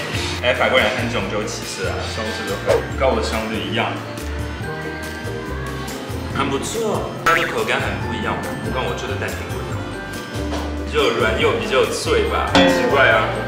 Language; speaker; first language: Chinese; non-native, fluent; French